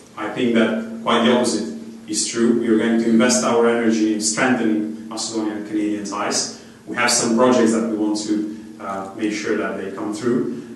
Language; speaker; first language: English; non-native, fluent; Macedonian